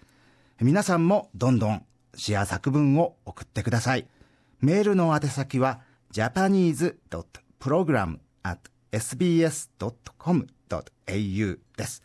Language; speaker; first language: Japanese; native; Japanese